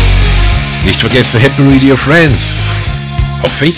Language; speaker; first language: German; native; German